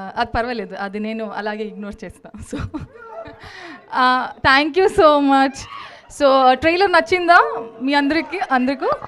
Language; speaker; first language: Telugu; non-native, learner; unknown